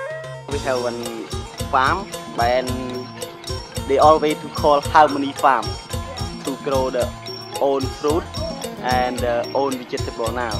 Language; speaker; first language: English; non-native, learner; Khmer